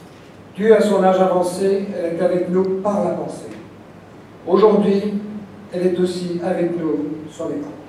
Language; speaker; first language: French; native; French